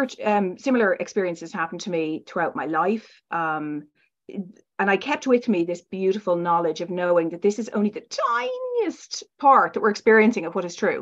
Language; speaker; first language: English; native; English